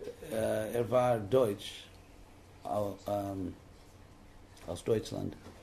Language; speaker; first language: German; non-native, learner; English